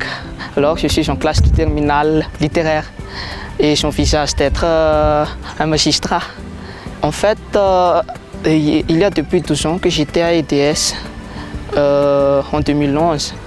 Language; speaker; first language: French; non-native, local second language; Malagasy